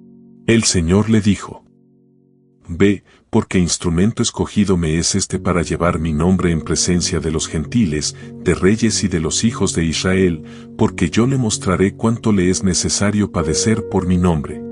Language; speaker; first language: Spanish; native; Spanish